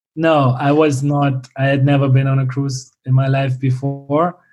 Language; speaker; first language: English; non-native, fluent; German